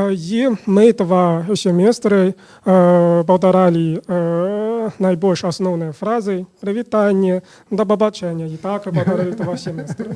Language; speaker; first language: Ukrainian; non-native, fluent; Chinese